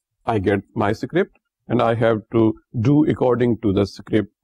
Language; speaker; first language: English; non-native, local second language; Urdu